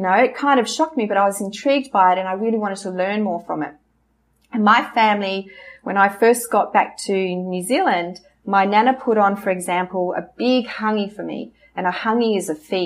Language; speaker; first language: English; native; English